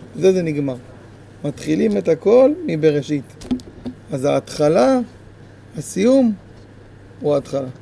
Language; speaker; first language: Hebrew; native; Hebrew